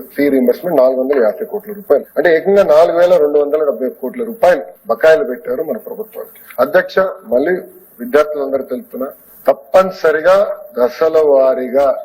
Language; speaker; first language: Telugu; native; Telugu